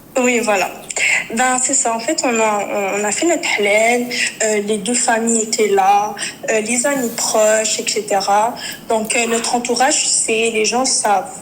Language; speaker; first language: French; native; French